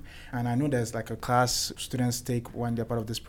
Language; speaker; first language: English; non-native, local second language; Igbo